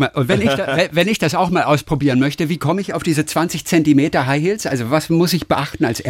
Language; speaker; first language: German; native; German